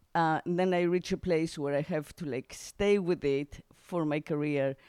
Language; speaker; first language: English; non-native, fluent; Greek